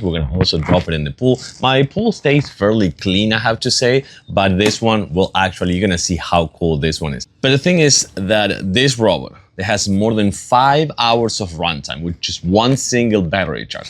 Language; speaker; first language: English; non-native, fluent; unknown